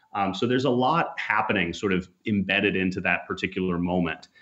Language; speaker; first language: English; native; English